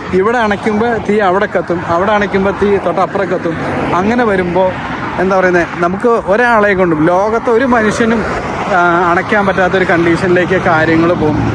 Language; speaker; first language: Malayalam; native; Malayalam